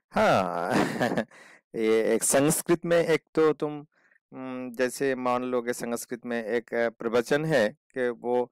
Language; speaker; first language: Hindi; non-native, local second language; Bangla